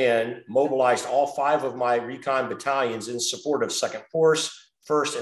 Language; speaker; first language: English; native; English